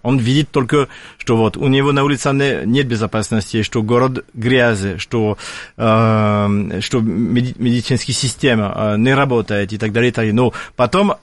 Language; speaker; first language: Russian; non-native, fluent; French